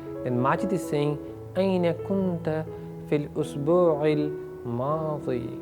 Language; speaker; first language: Arabic; non-native, fluent; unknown